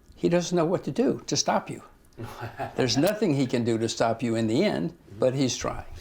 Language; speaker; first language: English; native; English